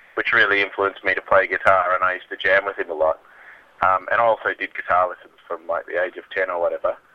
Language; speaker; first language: English; native; English